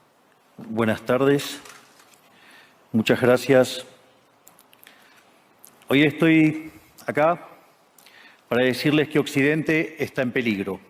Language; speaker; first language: Spanish; native; Spanish